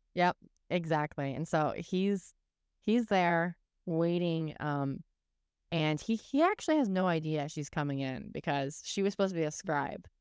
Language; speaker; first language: English; native; English